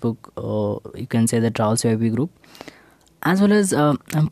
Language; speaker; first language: English; non-native, local second language; Hindi